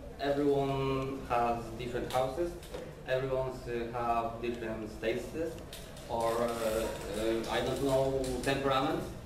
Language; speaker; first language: English; non-native, learner; Polish